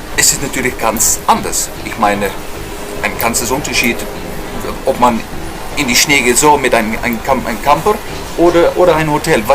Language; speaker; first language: German; non-native, learner; English